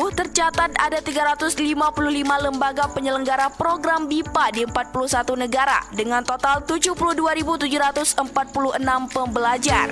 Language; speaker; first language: Indonesian; native; Indonesian